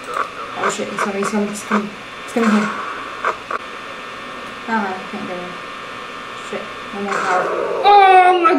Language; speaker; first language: English; native; English